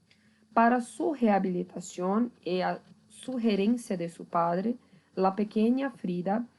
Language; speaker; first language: Spanish; non-native, fluent; Portuguese